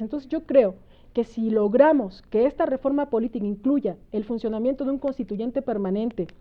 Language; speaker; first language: Spanish; native; Spanish